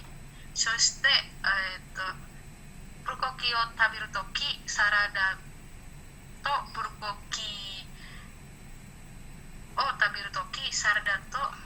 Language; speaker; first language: Japanese; non-native, learner; Indonesian